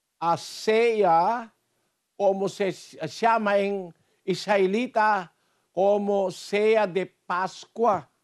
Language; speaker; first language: Portuguese; non-native, fluent; Filipino